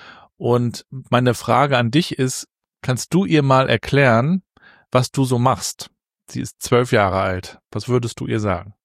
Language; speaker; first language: German; native; German